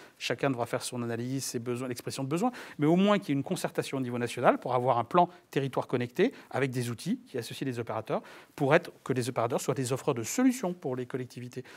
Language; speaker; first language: French; native; French